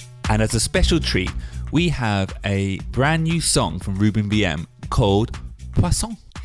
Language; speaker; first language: English; native; English